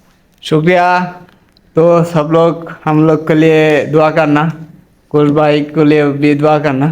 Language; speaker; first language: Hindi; non-native, fluent; Bangla